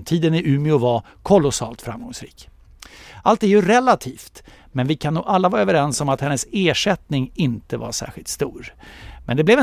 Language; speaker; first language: Swedish; native; Swedish